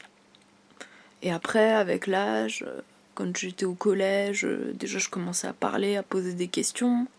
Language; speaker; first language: French; native; French